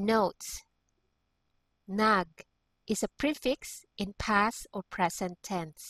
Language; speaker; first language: English; non-native, local second language; Cebuano